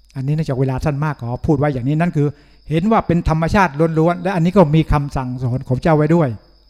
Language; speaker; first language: Thai; native; Thai